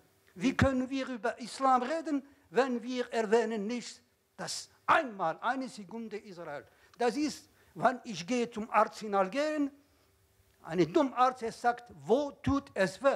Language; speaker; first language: German; non-native, learner; Arabic